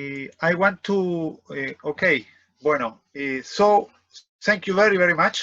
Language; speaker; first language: English; non-native, fluent; Spanish